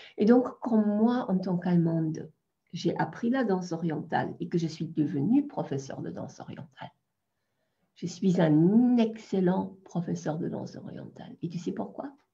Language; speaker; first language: French; non-native, fluent; German